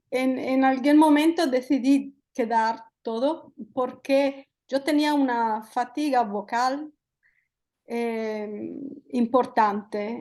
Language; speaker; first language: Spanish; non-native, fluent; Italian